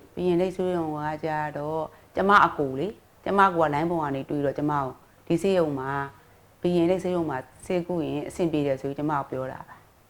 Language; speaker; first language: Burmese; native; Burmese